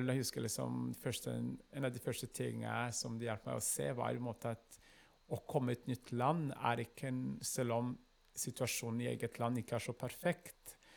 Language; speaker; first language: Norwegian; non-native, fluent; Kinyarwanda